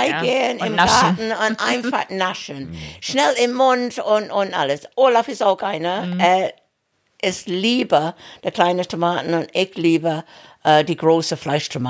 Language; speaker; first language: German; non-native, fluent; English